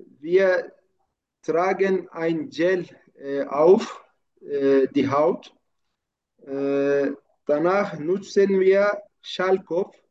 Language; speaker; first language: German; non-native, learner; Turkish